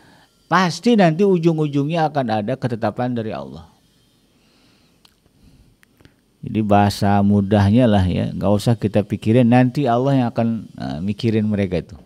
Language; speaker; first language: Indonesian; native; Indonesian